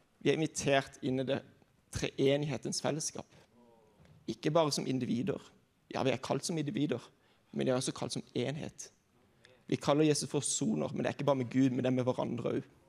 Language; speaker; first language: Norwegian; native; Norwegian